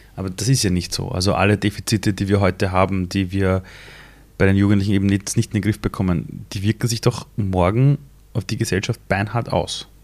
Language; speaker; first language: German; early bilingual, other home language; Persian